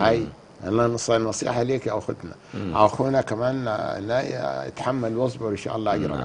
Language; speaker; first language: Arabic; native; Arabic